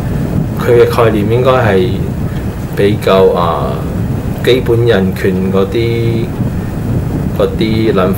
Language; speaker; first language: Cantonese; non-native, fluent; Min Nan Chinese